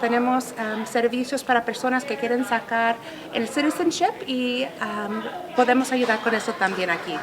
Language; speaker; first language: Spanish; early bilingual, heritage; Spanish